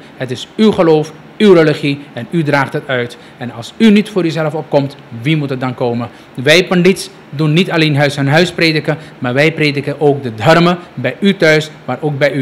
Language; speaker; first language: Dutch; native; Dutch